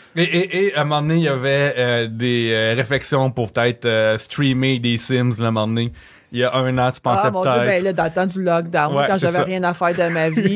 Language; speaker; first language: French; native; French